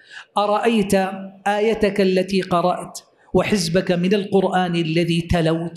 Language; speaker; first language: Arabic; native; Arabic